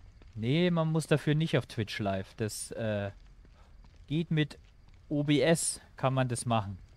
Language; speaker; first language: German; native; German